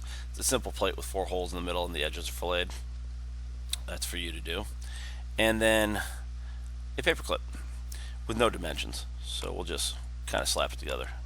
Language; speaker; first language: English; native; English